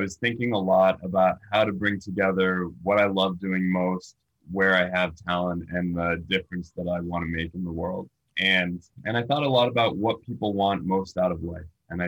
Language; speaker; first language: English; native; English